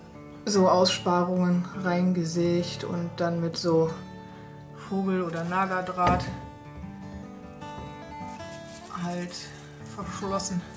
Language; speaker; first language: German; native; German